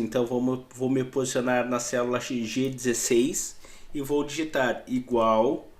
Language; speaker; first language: Portuguese; native; Portuguese